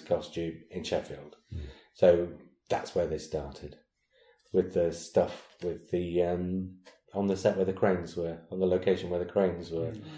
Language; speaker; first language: English; native; English